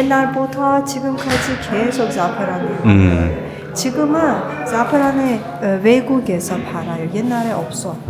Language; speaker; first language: Korean; non-native, learner; Persian